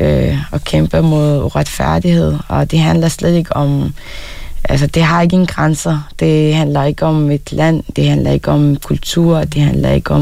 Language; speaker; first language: Danish; non-native, fluent; Arabic